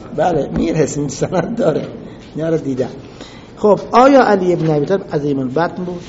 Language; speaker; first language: Persian; native; Persian